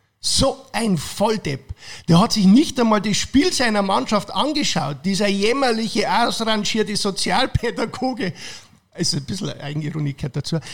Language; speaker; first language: German; native; German